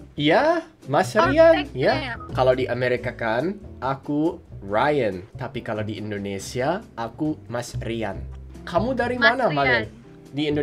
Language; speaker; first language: Indonesian; non-native, fluent; English